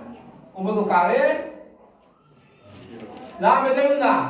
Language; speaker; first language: French; non-native, local second language; Haitian Creole